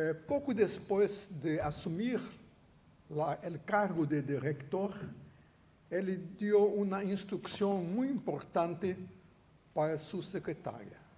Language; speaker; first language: Spanish; non-native, fluent; Portuguese